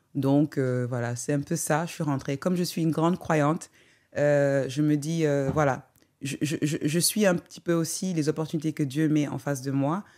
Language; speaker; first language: French; non-native, local second language; Wolof